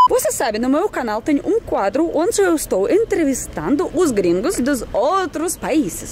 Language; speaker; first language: Portuguese; non-native, fluent; Russian